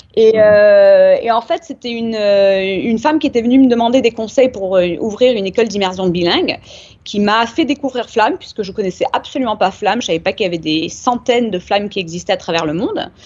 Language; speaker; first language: French; native; French